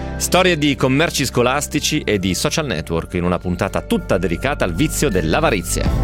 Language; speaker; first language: Italian; native; Italian